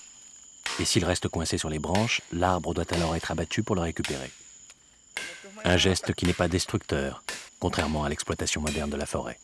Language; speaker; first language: French; native; French